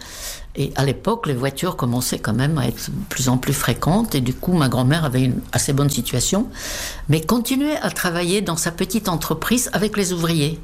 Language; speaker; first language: French; non-native, fluent; Czech